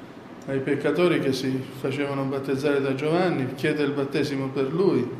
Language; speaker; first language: Italian; native; Italian